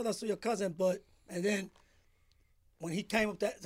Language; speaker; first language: English; early bilingual, other home language; Spanish